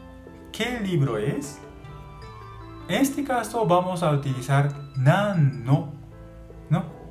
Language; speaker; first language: Spanish; non-native, learner; Japanese